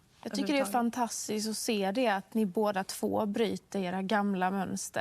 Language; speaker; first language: Swedish; native; Swedish